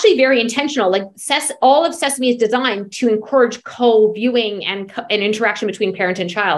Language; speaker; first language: English; native; English